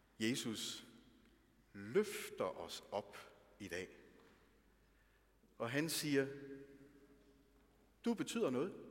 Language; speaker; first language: Danish; native; Danish